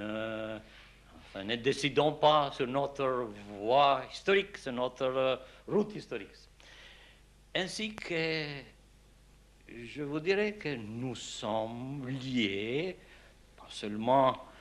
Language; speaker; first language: French; non-native, fluent; Albanian